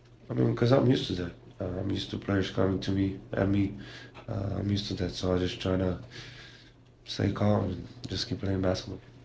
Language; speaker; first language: English; non-native, fluent; Slovenian